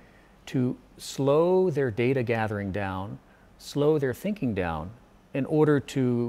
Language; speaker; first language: English; native; English